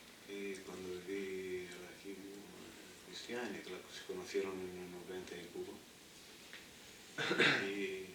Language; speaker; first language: Spanish; non-native, fluent; Italian